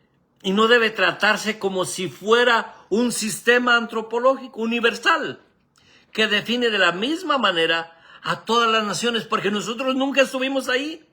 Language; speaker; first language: Spanish; native; Spanish